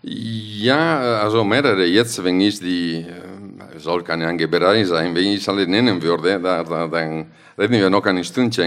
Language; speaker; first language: German; non-native, fluent; Italian